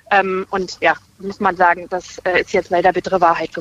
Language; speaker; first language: German; native; German